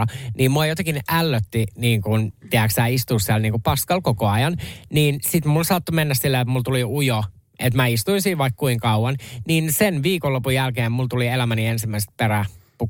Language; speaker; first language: Finnish; native; Finnish